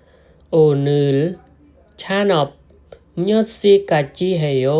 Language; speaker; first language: Korean; non-native, learner; Khmer